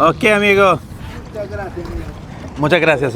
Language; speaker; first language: Spanish; non-native, learner; Hindi